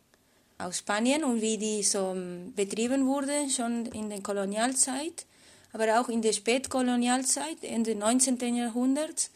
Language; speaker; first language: German; non-native, fluent; Spanish